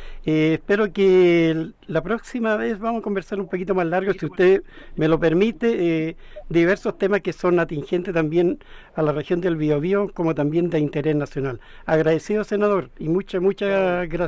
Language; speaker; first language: Spanish; native; Spanish